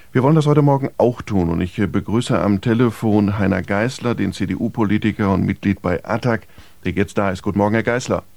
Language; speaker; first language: German; native; German